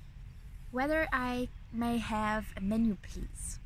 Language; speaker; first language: English; non-native, fluent; Ukrainian